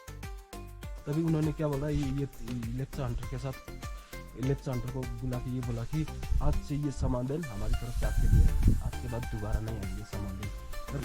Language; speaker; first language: Hindi; non-native, local second language; Nepali